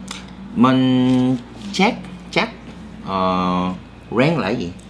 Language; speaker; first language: Vietnamese; non-native, learner; Korean